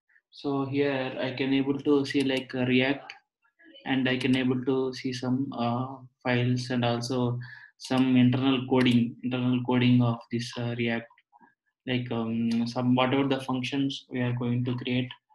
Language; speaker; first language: English; non-native, local second language; Telugu